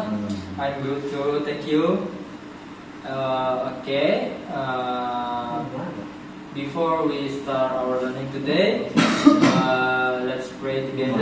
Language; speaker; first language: English; non-native, learner; Indonesian